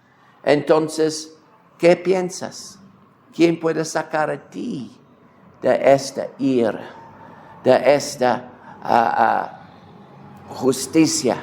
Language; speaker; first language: Spanish; non-native, fluent; English